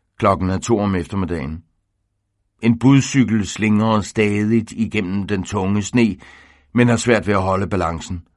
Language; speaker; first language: Danish; native; Danish